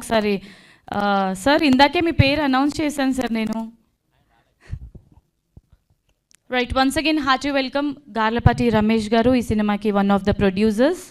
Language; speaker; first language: Telugu; native; Telugu